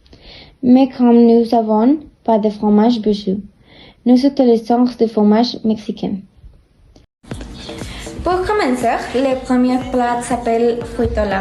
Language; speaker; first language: French; non-native, learner; Spanish